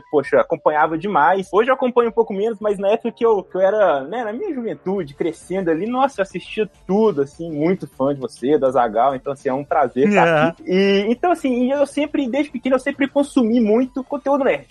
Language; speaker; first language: Portuguese; native; Portuguese